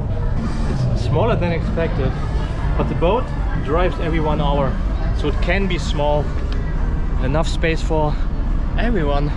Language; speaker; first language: English; non-native, fluent; German